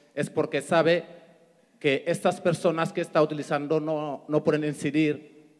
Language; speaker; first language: Spanish; non-native, fluent; Wolof